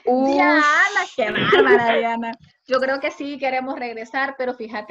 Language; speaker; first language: Spanish; native; Spanish